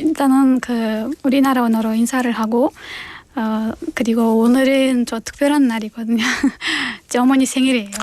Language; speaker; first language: Korean; non-native, fluent; Kyrgyz